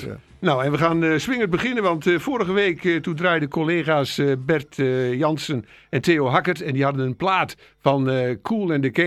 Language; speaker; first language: Dutch; native; Dutch